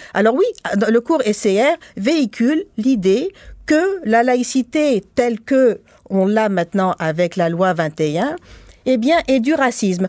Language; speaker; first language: French; non-native, local second language; Arabic